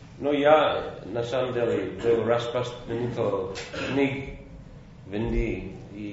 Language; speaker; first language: Russian; non-native, fluent; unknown